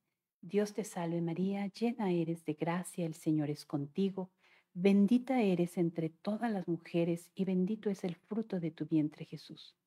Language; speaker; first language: Spanish; native; Spanish